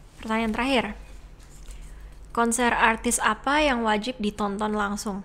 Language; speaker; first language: Indonesian; early bilingual, heritage; Indonesian